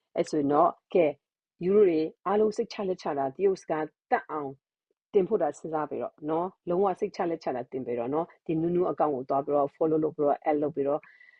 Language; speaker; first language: Burmese; native; Burmese